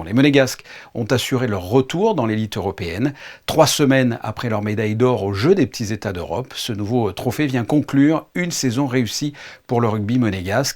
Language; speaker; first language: French; native; French